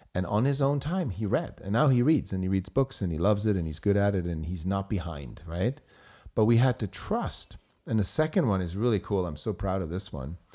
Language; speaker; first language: English; non-native, fluent; German